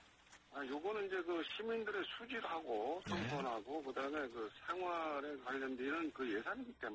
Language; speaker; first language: Korean; native; Korean